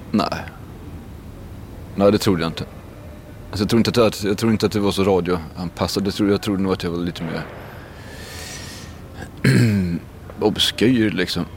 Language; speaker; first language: Swedish; native; Swedish